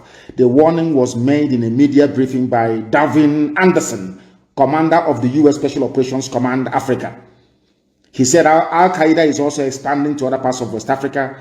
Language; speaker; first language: English; non-native, local second language; Igbo